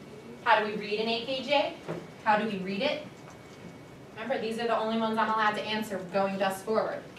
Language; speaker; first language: English; native; English